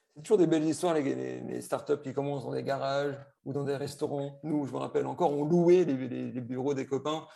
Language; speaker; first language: French; native; French